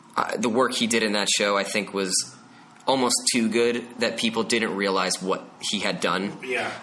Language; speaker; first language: English; native; English